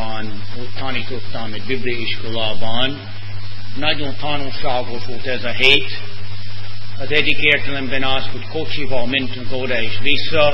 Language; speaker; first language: Hungarian; non-native, fluent; English